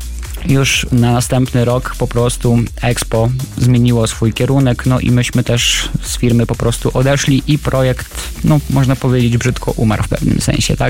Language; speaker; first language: Polish; native; Polish